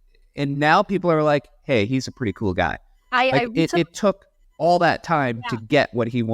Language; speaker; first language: English; native; English